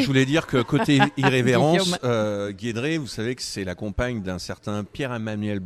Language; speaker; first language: French; native; French